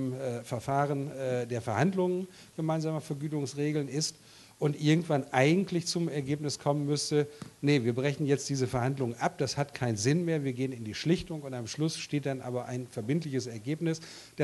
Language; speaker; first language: German; native; German